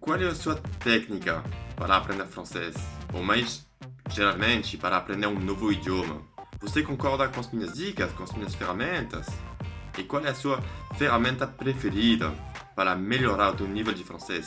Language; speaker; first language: Portuguese; non-native, fluent; French